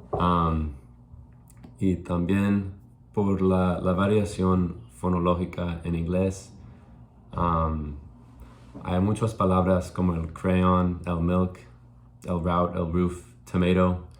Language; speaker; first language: Spanish; non-native, learner; English